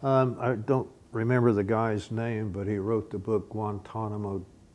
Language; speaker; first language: English; native; English